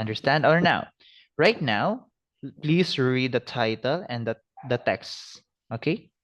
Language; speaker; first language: English; non-native, fluent; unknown